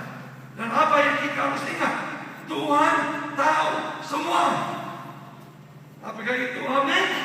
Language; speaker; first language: Indonesian; non-native, learner; English